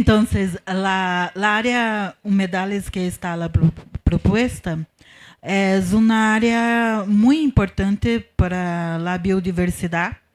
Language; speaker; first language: Spanish; non-native, learner; Portuguese